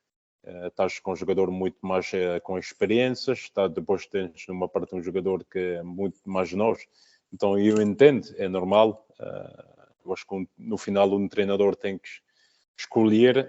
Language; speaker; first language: Portuguese; early bilingual, heritage; Portuguese